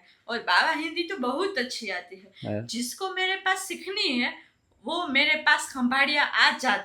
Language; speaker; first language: Hindi; non-native, local second language; Gujarati